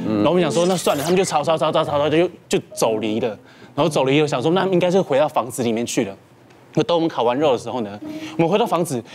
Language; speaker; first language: Chinese; native; Chinese